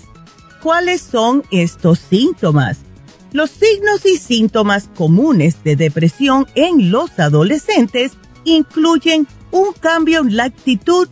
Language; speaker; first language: Spanish; native; Spanish